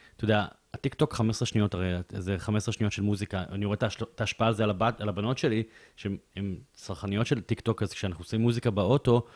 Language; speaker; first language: Hebrew; native; Hebrew